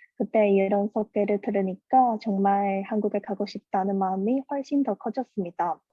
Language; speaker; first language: Korean; non-native, fluent; Chinese